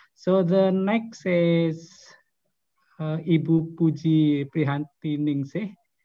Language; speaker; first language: English; non-native, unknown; Indonesian